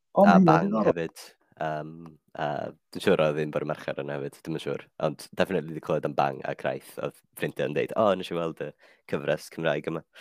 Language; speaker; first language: Welsh; non-native, fluent; Finnish